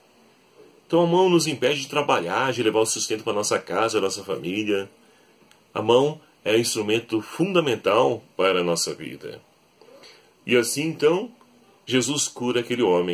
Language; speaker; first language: Portuguese; native; Portuguese